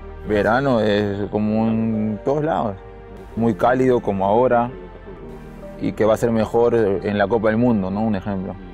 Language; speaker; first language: Spanish; native; Spanish